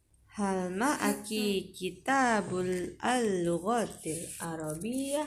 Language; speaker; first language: Arabic; non-native, learner; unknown